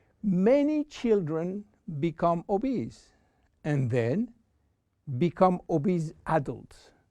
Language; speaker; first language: English; non-native, fluent; French